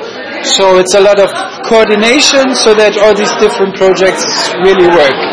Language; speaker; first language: English; non-native, fluent; German